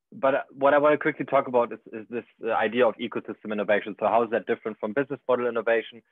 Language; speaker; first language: English; non-native, fluent; German